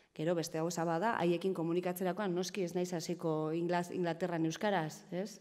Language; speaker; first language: Basque; native; Basque